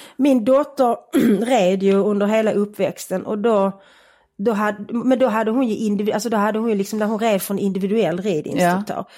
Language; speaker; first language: Swedish; native; Swedish